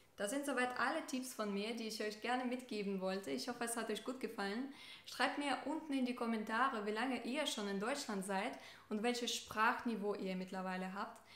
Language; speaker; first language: German; non-native, fluent; Russian